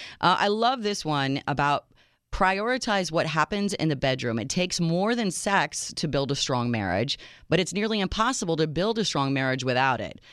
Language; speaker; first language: English; native; English